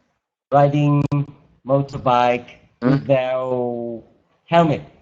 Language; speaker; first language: English; non-native, learner; Vietnamese